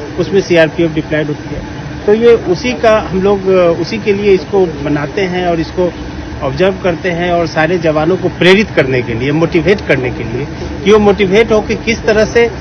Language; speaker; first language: Hindi; native; Hindi